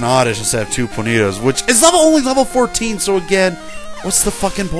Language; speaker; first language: English; native; English